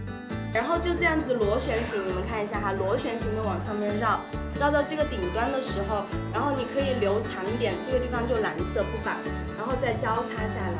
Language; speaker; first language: Chinese; native; Chinese